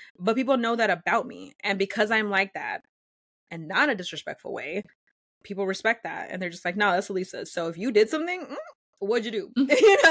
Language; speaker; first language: English; early bilingual, other home language; Spanish